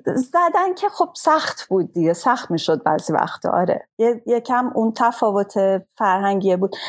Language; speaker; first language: Persian; native; Persian